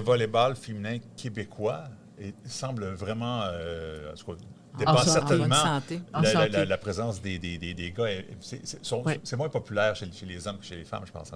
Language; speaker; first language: French; native; French